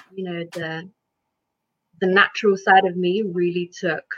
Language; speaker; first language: English; early bilingual, other home language; Lithuanian